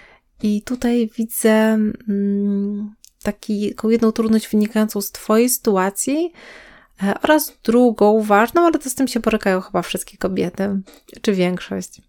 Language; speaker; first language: Polish; native; Polish